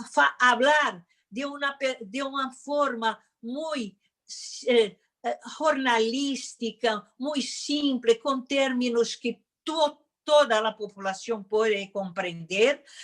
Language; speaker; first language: Spanish; non-native, fluent; Portuguese